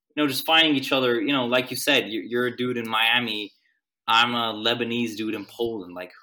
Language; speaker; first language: English; non-native, fluent; Swedish